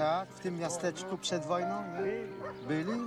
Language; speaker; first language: Polish; early bilingual, heritage; Polish